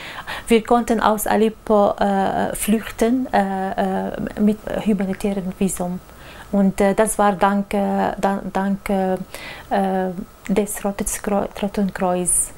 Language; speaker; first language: German; non-native, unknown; Arabic